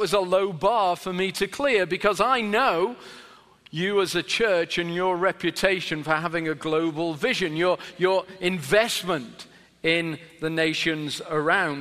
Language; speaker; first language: English; native; English